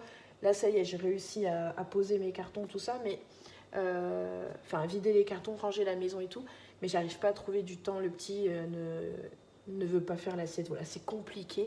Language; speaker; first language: French; native; French